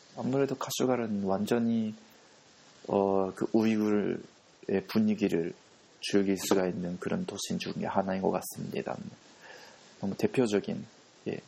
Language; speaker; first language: Korean; non-native, fluent; Japanese